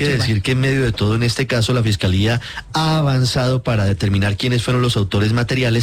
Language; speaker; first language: Spanish; native; Spanish